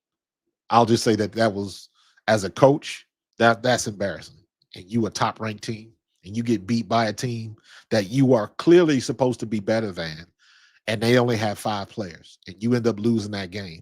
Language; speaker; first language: English; native; English